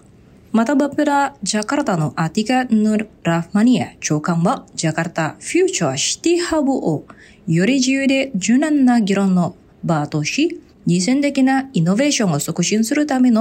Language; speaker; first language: Japanese; non-native, fluent; Indonesian